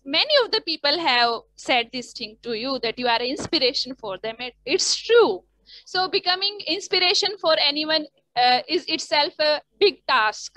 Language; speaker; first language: English; non-native, learner; Hindi